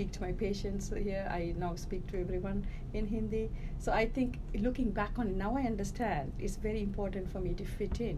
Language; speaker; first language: English; early bilingual, other home language; Tamil